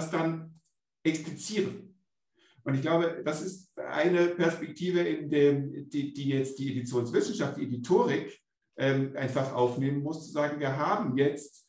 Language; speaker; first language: German; native; German